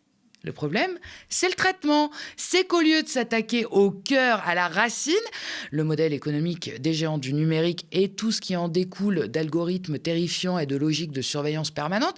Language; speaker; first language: French; native; French